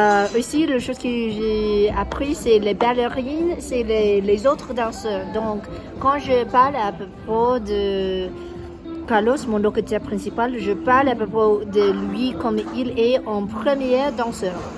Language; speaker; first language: French; non-native, learner; English